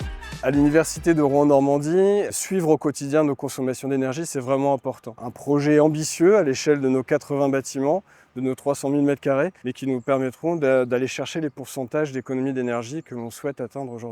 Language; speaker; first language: French; native; French